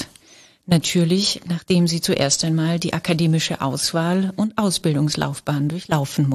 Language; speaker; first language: German; native; German